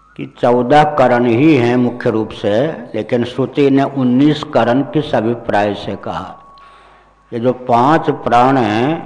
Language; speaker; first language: Hindi; non-native, local second language; Maithili